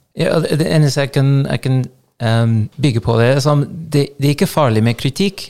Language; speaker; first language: Norwegian; non-native, fluent; English